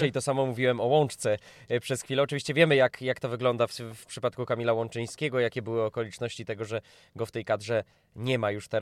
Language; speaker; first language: Polish; native; Polish